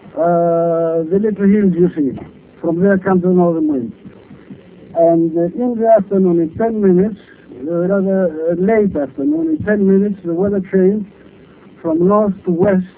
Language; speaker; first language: English; non-native, fluent; Greek